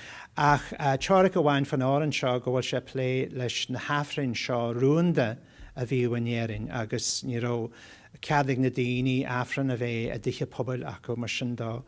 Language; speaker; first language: Irish; non-native, fluent; English